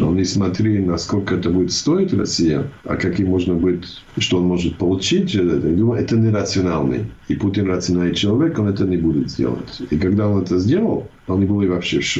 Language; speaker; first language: Russian; non-native, fluent; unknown